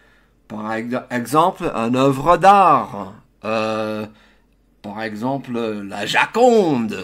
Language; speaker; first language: French; non-native, fluent; English